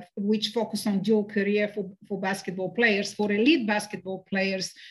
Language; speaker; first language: English; non-native, fluent; Bulgarian